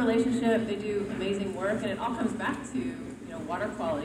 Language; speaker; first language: English; native; English